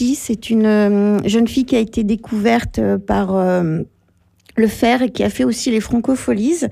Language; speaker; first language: French; native; French